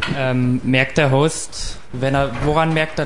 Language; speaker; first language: German; native; German